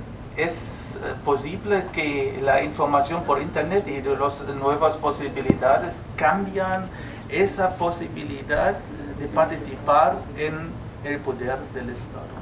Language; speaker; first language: Spanish; non-native, fluent; German